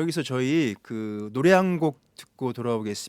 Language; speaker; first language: Korean; native; Korean